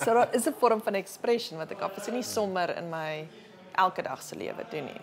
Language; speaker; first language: Afrikaans; native; Afrikaans